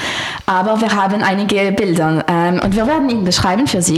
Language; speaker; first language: German; non-native, learner; French